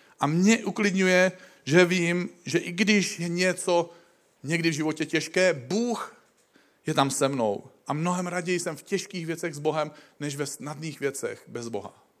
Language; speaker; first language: Czech; native; Czech